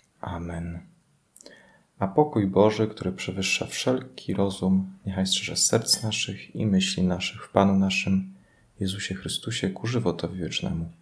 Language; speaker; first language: Polish; native; Polish